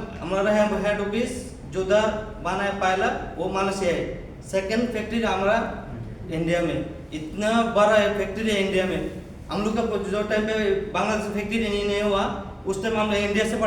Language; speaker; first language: Hindi; non-native, fluent; Bangla